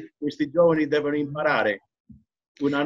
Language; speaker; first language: Italian; early bilingual, heritage; English